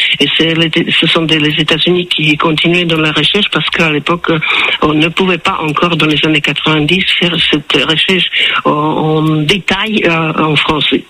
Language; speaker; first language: French; non-native, fluent; Czech